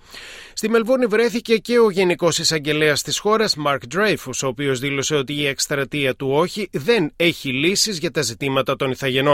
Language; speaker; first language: Greek; native; Greek